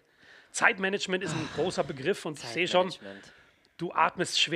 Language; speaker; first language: German; native; German